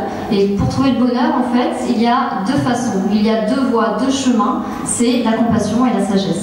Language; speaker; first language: French; native; French